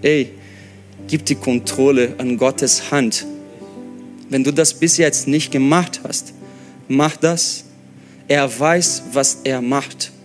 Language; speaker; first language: German; non-native, fluent; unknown